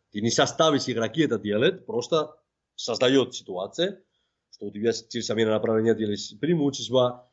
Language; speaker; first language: Russian; non-native, fluent; Spanish